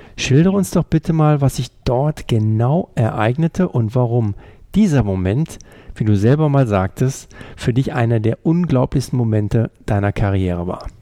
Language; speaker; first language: German; native; German